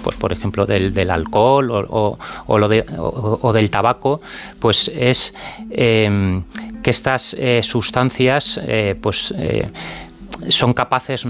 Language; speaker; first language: Spanish; native; Spanish